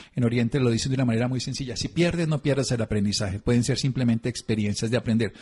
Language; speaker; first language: Spanish; native; Spanish